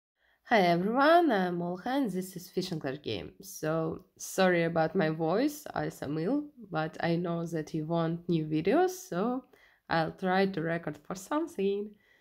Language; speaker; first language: English; non-native, learner; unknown